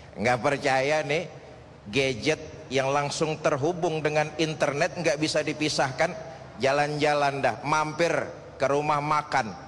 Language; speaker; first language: Indonesian; native; Indonesian